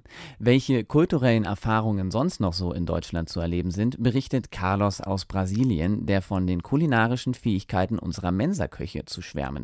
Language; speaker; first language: German; native; German